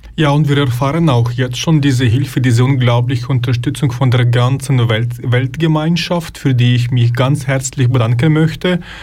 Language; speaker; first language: German; non-native, fluent; Ukrainian